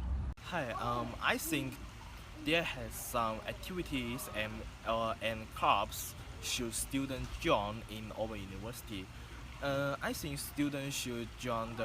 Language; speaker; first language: English; non-native, learner; Chinese